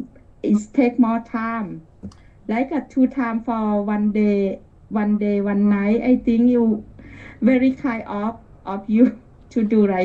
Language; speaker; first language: English; non-native, learner; Thai